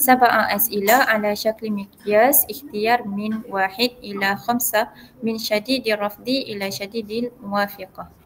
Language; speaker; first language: Arabic; non-native, learner; Malay